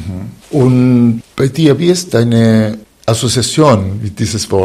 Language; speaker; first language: German; non-native, fluent; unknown